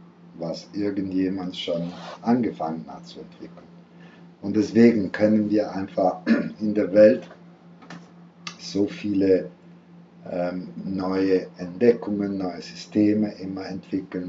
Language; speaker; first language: German; non-native, fluent; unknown